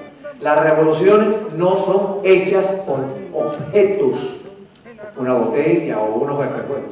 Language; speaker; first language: Spanish; native; Spanish